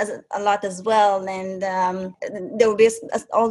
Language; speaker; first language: English; non-native, fluent; Hebrew